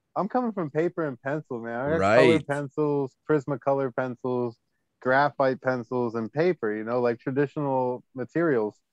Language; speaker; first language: English; native; English